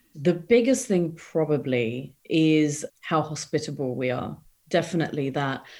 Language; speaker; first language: English; native; English